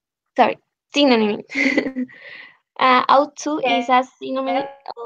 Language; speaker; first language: English; non-native, learner; Spanish